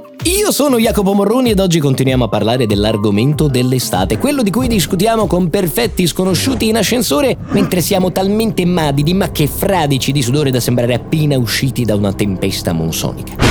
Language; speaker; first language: Italian; native; Italian